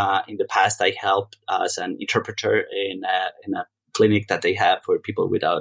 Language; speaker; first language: English; non-native, fluent; Spanish